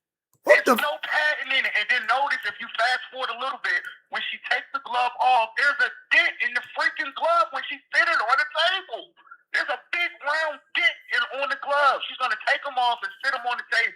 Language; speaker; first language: English; native; English